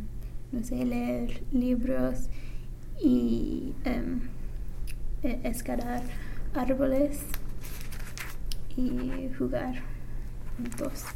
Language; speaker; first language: Spanish; non-native, learner; English